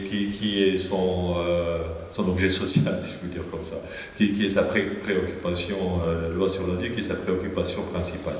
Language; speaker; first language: French; native; French